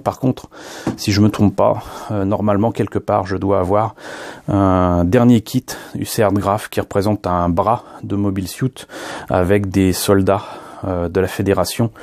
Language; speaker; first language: French; native; French